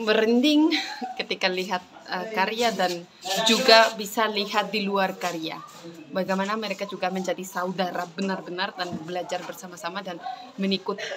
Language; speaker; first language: Indonesian; non-native, fluent; Spanish